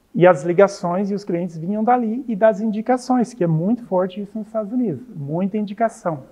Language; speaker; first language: Portuguese; native; Portuguese